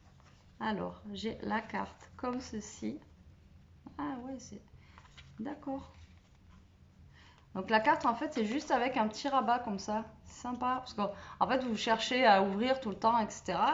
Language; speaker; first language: French; native; French